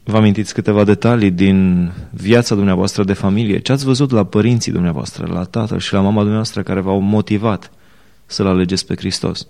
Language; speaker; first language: Romanian; native; Romanian